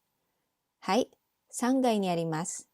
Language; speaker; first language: Japanese; non-native, learner; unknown